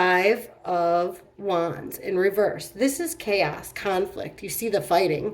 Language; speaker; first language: English; native; English